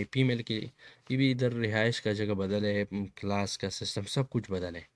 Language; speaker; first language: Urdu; non-native, local second language; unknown